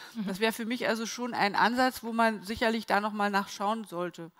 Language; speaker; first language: German; native; German